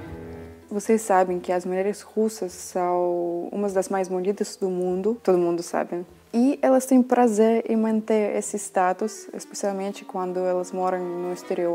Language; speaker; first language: Portuguese; non-native, fluent; Russian